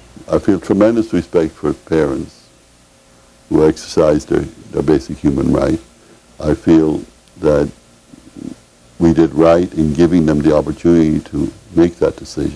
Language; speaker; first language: English; native; English